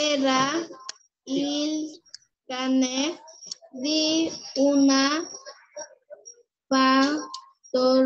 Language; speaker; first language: Italian; non-native, learner; Spanish